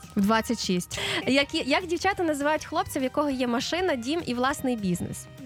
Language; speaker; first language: Ukrainian; native; Ukrainian